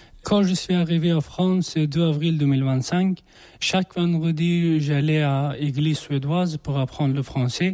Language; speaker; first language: French; non-native, learner; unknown